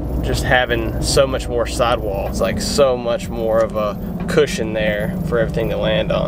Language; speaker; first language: English; native; English